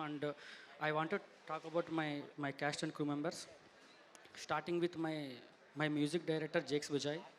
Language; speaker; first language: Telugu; native; Telugu